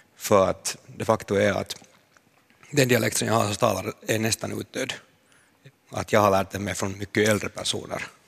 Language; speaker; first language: Swedish; native; Swedish